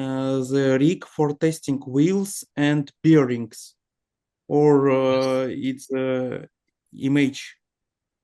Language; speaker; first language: English; non-native, learner; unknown